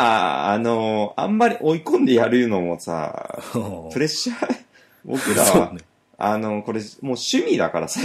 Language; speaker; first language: Japanese; native; Japanese